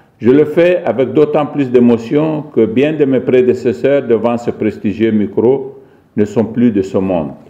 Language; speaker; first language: French; non-native, local second language; Arabic